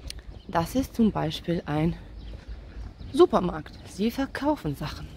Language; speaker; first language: German; non-native, fluent; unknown